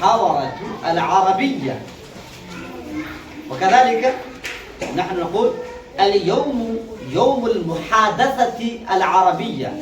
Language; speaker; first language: Arabic; non-native, fluent; Urdu